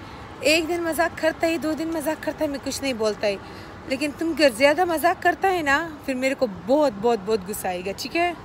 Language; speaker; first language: Hindi; non-native, local second language; Pashto